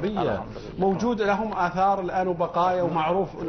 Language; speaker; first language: Arabic; native; Arabic